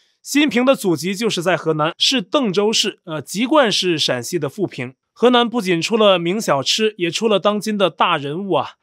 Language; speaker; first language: Chinese; native; Chinese